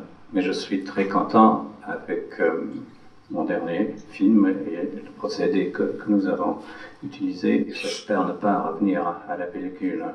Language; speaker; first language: French; non-native, fluent; English